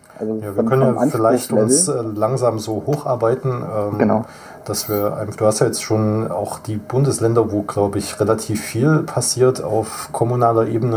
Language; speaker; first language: German; native; German